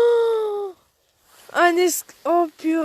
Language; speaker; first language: French; native; French